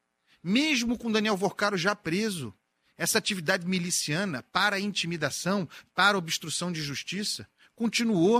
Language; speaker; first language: Portuguese; native; Portuguese